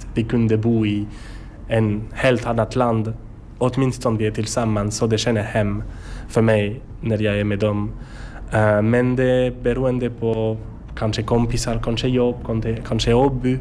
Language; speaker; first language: Swedish; non-native, learner; French